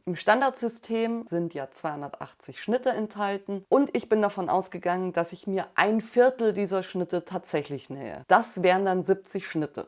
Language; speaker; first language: German; native; German